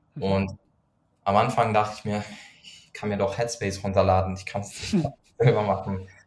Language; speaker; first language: German; non-native, fluent; Persian